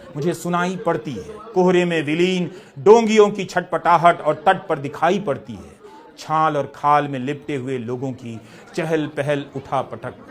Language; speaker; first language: Hindi; non-native, local second language; Bhojpuri